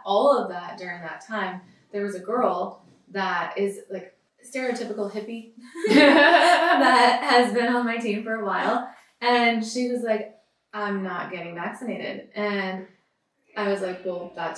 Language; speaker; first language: English; native; English